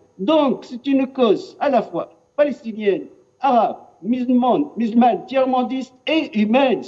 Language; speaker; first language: French; non-native, fluent; Arabic